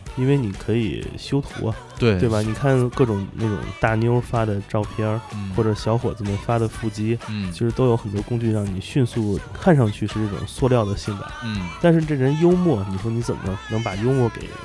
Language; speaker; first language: Chinese; native; Chinese